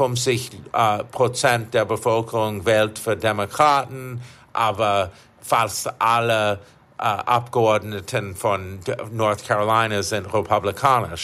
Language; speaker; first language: German; non-native, fluent; English